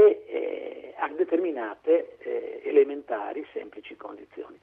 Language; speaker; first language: Italian; native; Italian